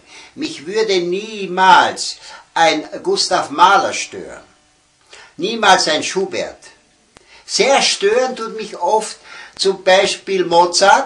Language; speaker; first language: German; early bilingual, heritage; German